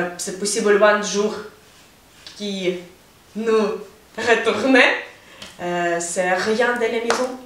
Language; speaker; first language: French; non-native, learner; Ukrainian